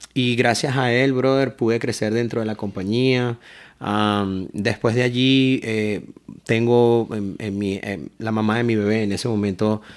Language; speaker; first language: Spanish; native; Spanish